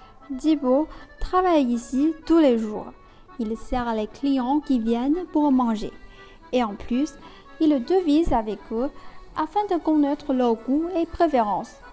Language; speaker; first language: French; non-native, fluent; Chinese